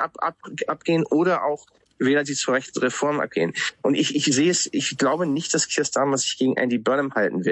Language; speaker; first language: German; non-native, fluent; English